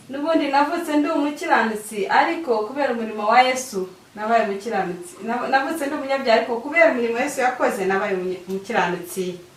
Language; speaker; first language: Kinyarwanda; native; Kinyarwanda